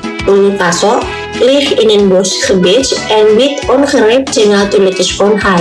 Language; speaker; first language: Dutch; non-native, fluent; Indonesian